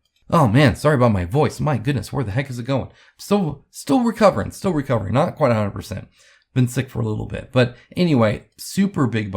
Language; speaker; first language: English; native; English